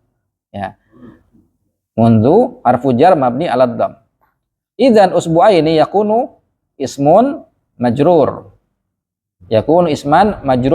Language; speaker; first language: Arabic; non-native, fluent; Indonesian